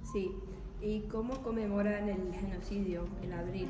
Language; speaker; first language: Spanish; non-native, learner; English